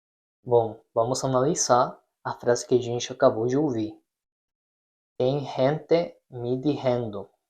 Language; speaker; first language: Portuguese; non-native, fluent; Spanish